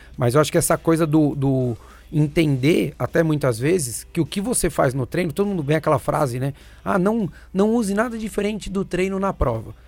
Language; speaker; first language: Portuguese; native; Portuguese